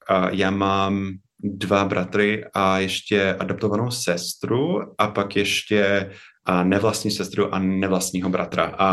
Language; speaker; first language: Czech; non-native, fluent; English